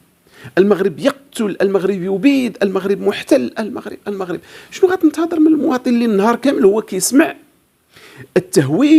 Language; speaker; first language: Arabic; native; Arabic